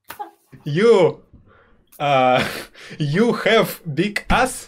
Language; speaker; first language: English; non-native, learner; Russian